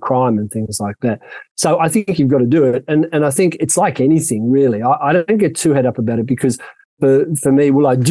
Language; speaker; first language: English; native; English